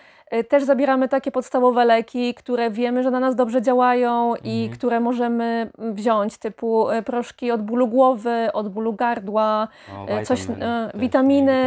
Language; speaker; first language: Polish; native; Polish